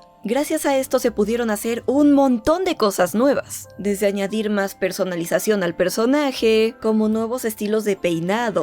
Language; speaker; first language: Spanish; native; Spanish